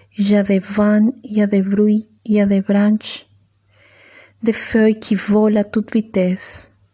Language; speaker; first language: French; non-native, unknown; Spanish